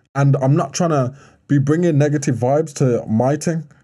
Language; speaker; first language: English; native; English